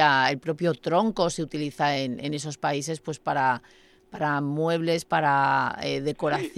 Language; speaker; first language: Spanish; native; Spanish